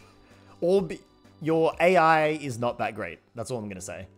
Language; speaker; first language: English; native; English